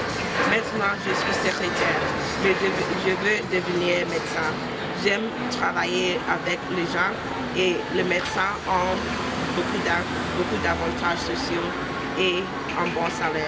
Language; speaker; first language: French; non-native, learner; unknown